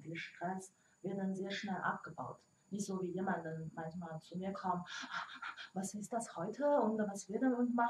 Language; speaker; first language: German; non-native, learner; Chinese